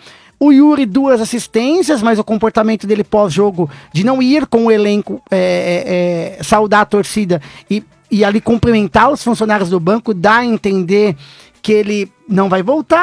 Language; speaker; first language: Portuguese; native; Portuguese